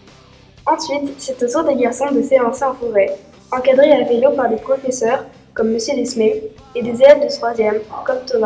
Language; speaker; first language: French; native; French